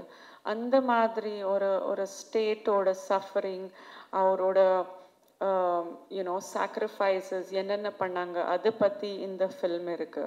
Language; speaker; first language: Tamil; non-native, fluent; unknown